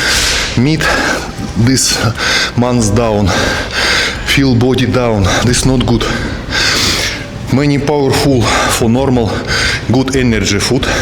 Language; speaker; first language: English; non-native, learner; Russian